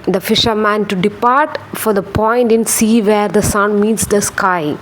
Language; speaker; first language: English; non-native, local second language; Malayalam